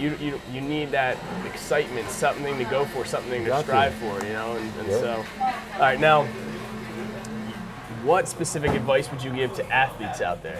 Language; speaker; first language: English; native; English